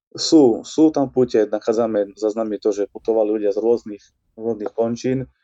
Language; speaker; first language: Slovak; native; Slovak